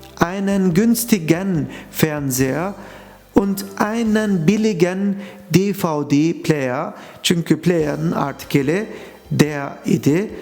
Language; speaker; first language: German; non-native, fluent; Turkish